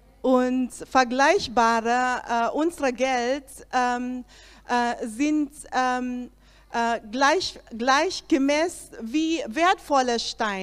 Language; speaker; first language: German; non-native, learner; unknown